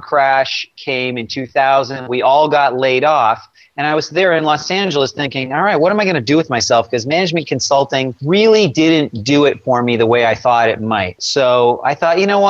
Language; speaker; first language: English; native; English